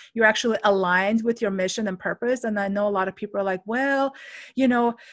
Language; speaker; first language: English; non-native, fluent; Armenian